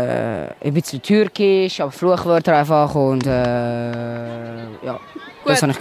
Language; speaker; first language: German; early bilingual, other home language; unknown